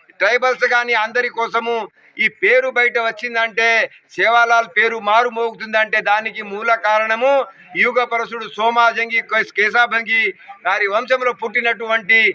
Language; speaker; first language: Telugu; non-native, local second language; Lambadi